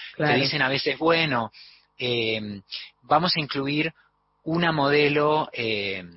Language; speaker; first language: Spanish; native; Spanish